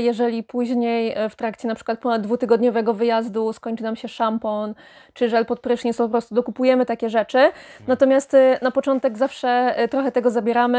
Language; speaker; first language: Polish; native; Polish